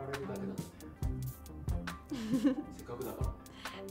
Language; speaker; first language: Japanese; native; Japanese